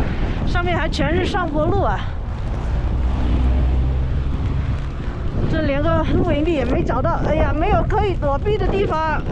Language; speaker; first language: Chinese; native; Chinese